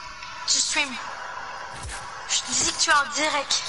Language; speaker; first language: French; native; French